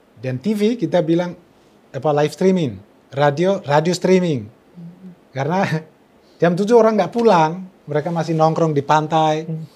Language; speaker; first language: Indonesian; non-native, local second language; Tetum